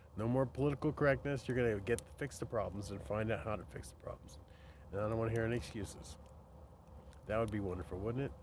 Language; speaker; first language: English; native; English